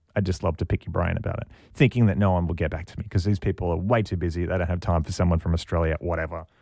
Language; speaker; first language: English; native; English